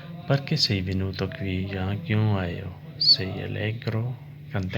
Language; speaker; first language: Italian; non-native, learner; Urdu